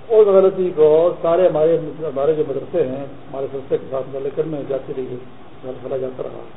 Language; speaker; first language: Urdu; non-native, local second language; Pashto